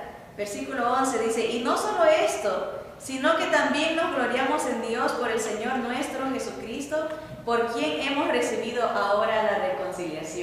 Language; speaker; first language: Spanish; native; Spanish